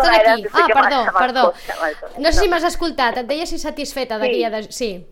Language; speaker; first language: Catalan; native; Catalan